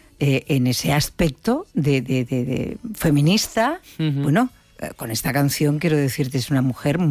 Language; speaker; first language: Spanish; native; Spanish